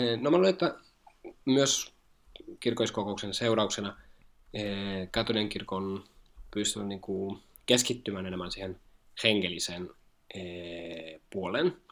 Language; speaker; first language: Finnish; non-native, fluent; Spanish